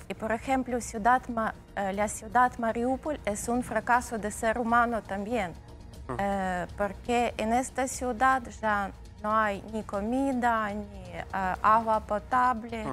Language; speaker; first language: Spanish; non-native, learner; Ukrainian